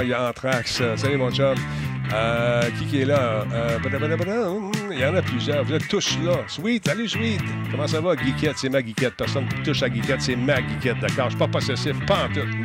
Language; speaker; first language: French; native; French